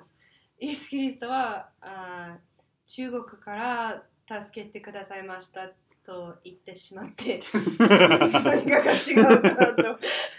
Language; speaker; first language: Japanese; non-native, fluent; English